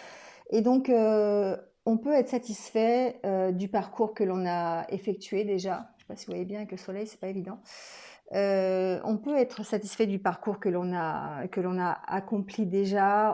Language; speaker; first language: French; native; French